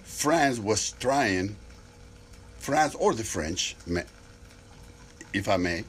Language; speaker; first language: English; non-native, fluent; Spanish